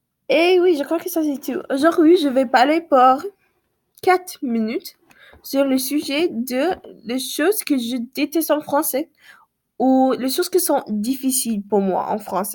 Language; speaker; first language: French; non-native, learner; English